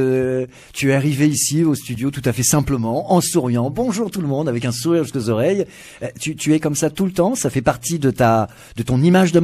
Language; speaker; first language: French; native; French